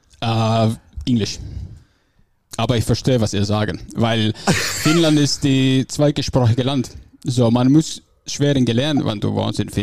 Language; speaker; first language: German; non-native, fluent; Finnish